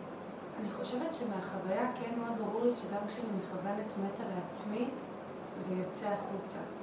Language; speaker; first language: Hebrew; native; Hebrew